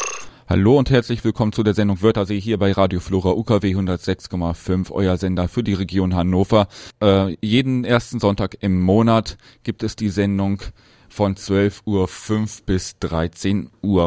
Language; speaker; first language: German; native; German